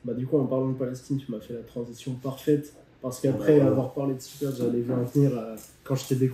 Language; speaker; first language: French; native; French